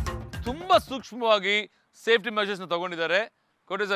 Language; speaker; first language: Kannada; native; Kannada